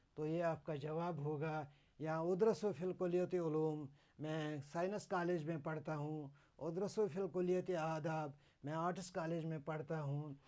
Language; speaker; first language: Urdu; non-native, local second language; Kashmiri